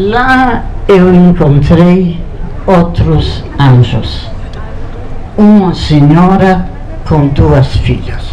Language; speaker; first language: Portuguese; non-native, fluent; Polish